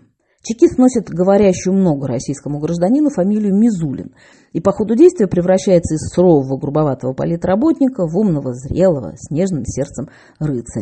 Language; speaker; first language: Russian; native; Russian